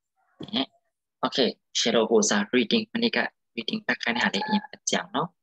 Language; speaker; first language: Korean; non-native, fluent; Burmese